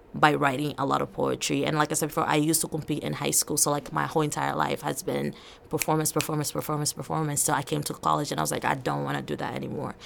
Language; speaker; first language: English; early bilingual, other home language; Portuguese